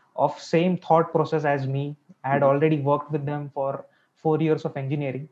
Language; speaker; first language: English; non-native, local second language; Marathi